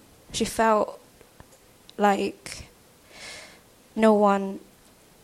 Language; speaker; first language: English; native; English